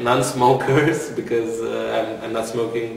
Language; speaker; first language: English; non-native, learner; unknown